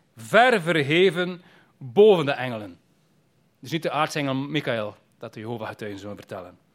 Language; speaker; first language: Dutch; native; Dutch